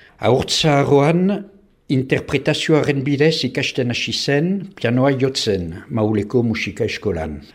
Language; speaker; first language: Basque; non-native, local second language; French